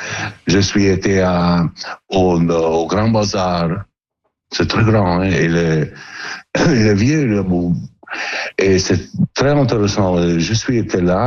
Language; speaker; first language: French; non-native, learner; Italian